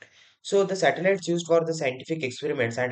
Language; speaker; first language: English; non-native, local second language; Hindi